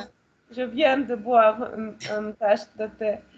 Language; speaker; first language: French; non-native, learner; Russian